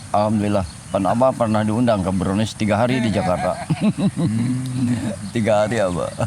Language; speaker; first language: Indonesian; non-native, local second language; Sundanese